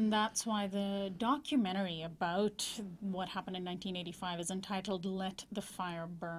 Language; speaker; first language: English; native; English